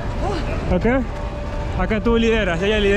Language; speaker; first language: Spanish; native; Spanish